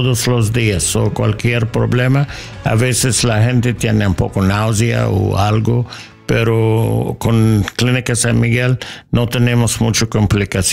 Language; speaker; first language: Spanish; non-native, learner; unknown